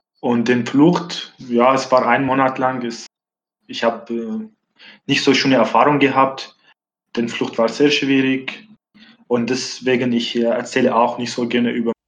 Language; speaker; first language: German; non-native, fluent; Arabic